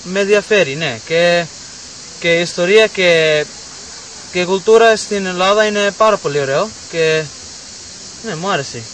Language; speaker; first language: Greek; non-native, learner; English